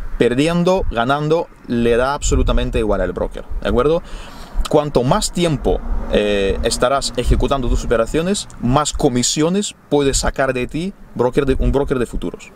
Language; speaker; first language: Spanish; non-native, fluent; Ukrainian